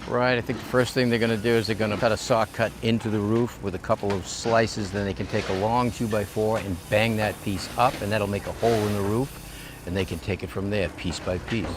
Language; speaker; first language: English; native; English